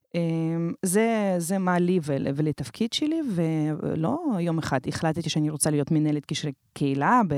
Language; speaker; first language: Hebrew; early bilingual, other home language; Romanian